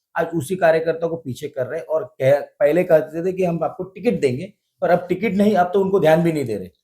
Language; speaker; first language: Hindi; non-native, local second language; Marathi